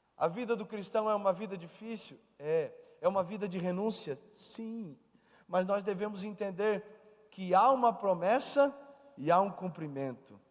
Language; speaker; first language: Portuguese; native; Portuguese